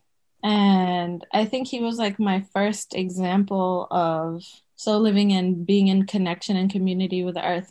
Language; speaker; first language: English; native; English